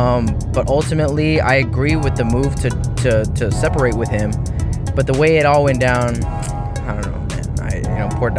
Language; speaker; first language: English; native; English